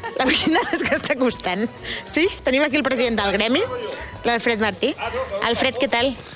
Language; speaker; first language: Catalan; native; Catalan